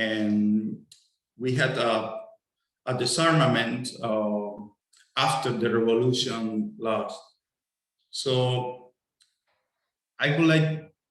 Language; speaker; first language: English; non-native, fluent; Spanish